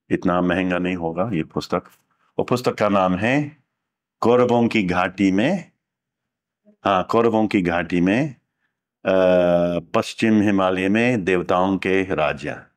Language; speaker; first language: Hindi; non-native, fluent; English